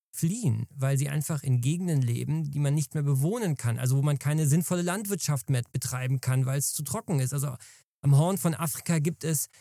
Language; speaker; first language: German; native; German